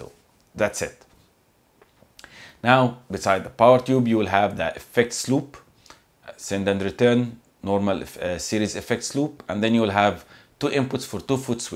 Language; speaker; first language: English; non-native, fluent; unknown